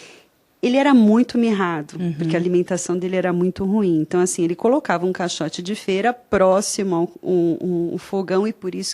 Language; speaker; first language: Portuguese; native; Portuguese